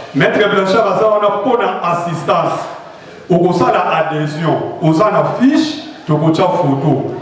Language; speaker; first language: Lingala; native; Lingala